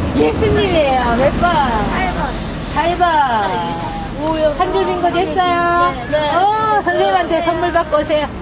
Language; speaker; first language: Korean; native; Korean